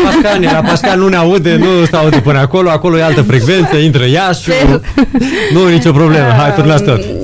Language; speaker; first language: Romanian; native; Romanian